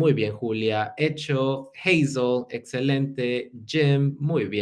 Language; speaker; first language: Spanish; non-native, fluent; English